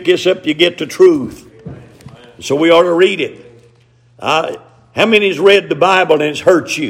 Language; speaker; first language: English; native; English